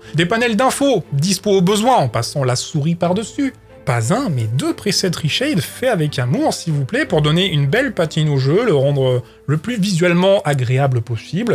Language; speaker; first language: French; native; French